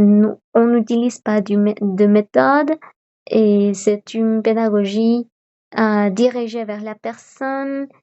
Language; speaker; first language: French; non-native, fluent; Spanish